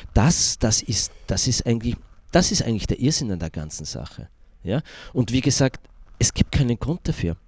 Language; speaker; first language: German; native; German